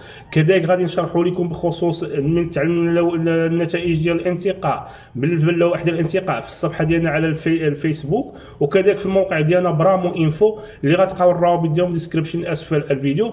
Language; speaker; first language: Arabic; native; Arabic